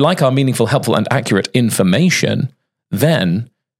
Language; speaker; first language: English; native; English